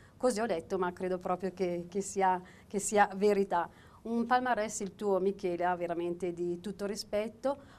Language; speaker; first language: Italian; native; Italian